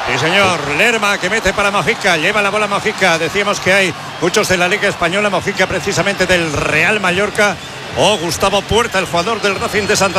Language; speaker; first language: Spanish; native; Spanish